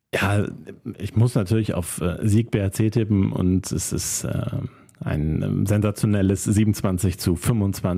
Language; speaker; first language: German; native; German